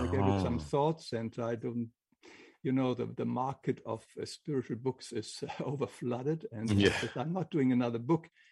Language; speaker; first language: English; non-native, fluent; German